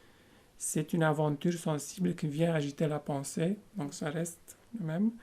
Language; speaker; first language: French; non-native, fluent; Romanian